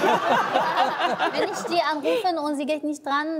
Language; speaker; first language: German; non-native, learner; Arabic